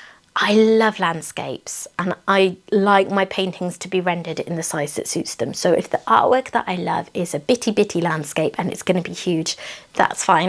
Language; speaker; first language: English; native; English